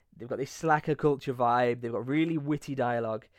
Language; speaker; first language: English; native; English